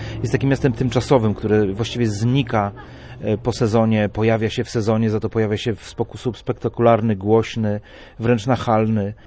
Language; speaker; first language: Polish; native; Polish